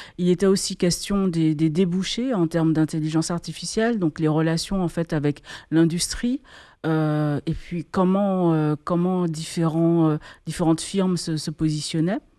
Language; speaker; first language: French; native; French